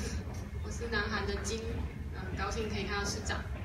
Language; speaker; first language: Chinese; native; Chinese